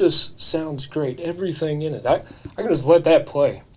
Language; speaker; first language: English; native; English